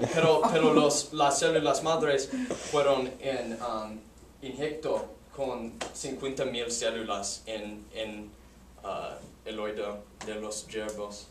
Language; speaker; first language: Spanish; non-native, learner; English